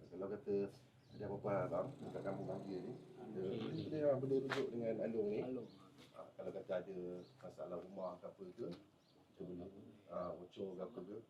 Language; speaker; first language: Malay; native; Malay